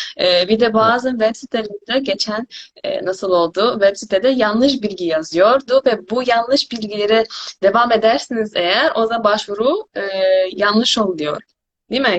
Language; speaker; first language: Turkish; non-native, fluent; Korean